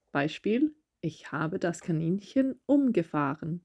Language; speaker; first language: German; non-native, fluent; English